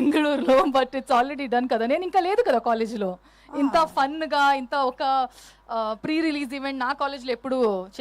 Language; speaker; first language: Telugu; non-native, learner; Kannada